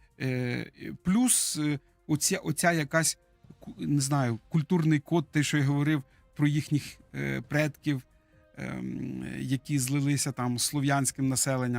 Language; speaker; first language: Ukrainian; native; Ukrainian